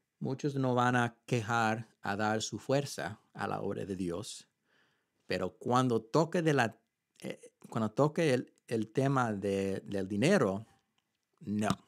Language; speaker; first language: Spanish; early bilingual, heritage; Spanish